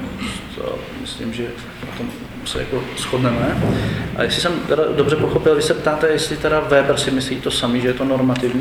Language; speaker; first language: Czech; native; Czech